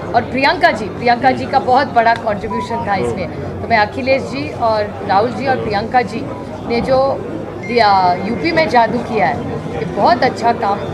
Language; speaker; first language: Hindi; non-native, local second language; Marathi